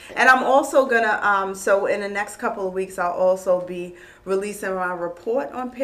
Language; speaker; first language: English; native; English